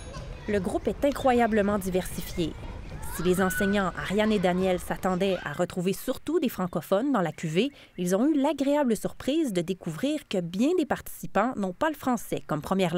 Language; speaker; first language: French; native; French